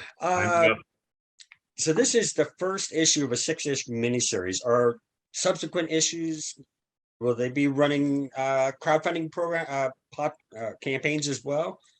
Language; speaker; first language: English; native; English